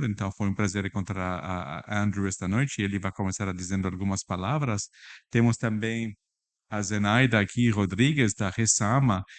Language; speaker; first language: Portuguese; non-native, learner; English